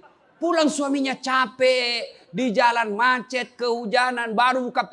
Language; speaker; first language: Indonesian; native; Indonesian